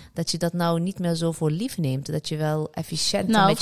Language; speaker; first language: Dutch; early bilingual, other home language; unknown